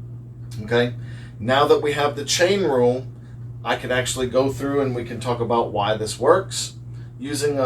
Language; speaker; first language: English; native; English